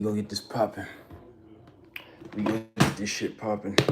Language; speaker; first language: English; native; English